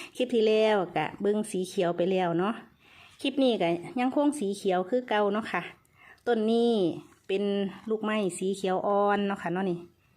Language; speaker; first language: Thai; native; Thai